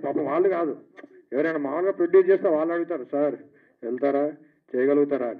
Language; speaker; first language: Telugu; native; Telugu